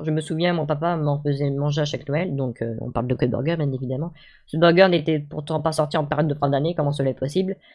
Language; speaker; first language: French; native; French